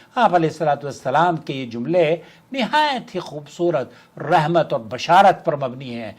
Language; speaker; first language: Urdu; native; Urdu